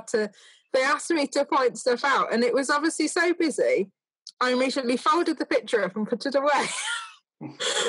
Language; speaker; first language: English; native; English